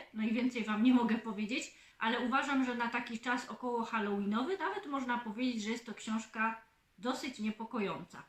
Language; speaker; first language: Polish; native; Polish